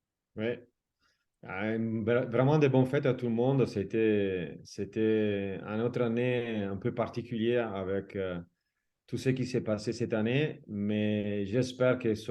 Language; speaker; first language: French; non-native, fluent; Italian